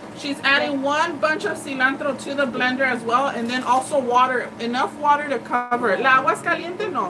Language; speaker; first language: English; native; English